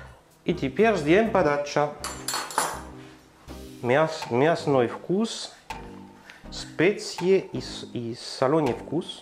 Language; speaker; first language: Russian; non-native, learner; French